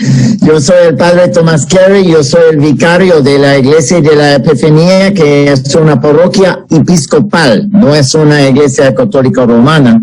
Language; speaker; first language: Spanish; non-native, fluent; English